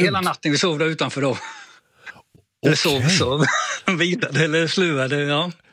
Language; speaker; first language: Swedish; native; Swedish